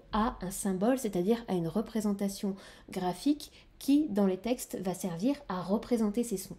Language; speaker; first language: French; native; French